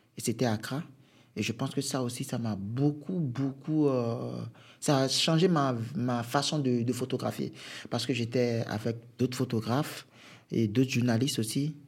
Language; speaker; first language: French; non-native, local second language; Fon